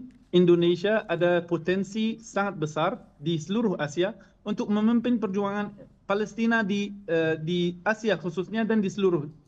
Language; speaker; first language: Indonesian; non-native, fluent; Arabic